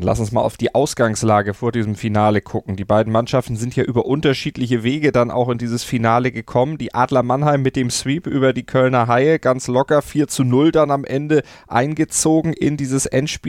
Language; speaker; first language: German; native; German